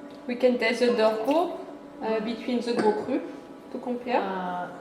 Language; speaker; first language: English; non-native, learner; French